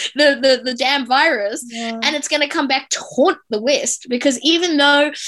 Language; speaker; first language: English; native; English